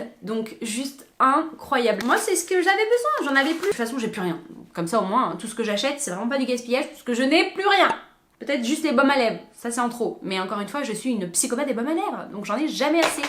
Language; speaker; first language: French; native; French